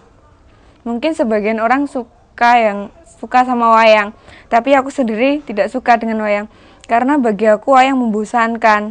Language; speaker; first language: Indonesian; non-native, local second language; Javanese